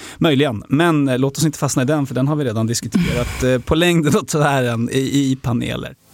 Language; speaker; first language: Swedish; native; Swedish